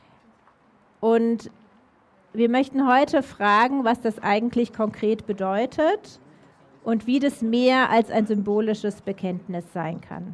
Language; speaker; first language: German; native; German